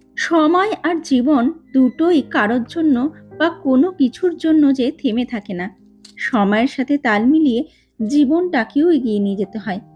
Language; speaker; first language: Bangla; native; Bangla